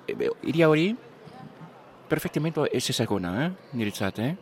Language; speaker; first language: Basque; non-native, learner; English